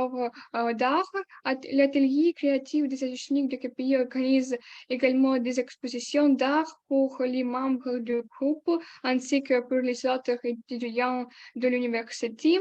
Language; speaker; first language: French; non-native, learner; Ukrainian